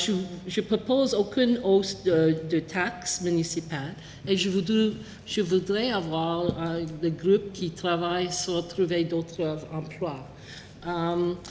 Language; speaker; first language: French; non-native, local second language; English